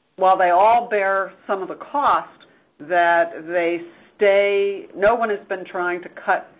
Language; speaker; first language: English; native; English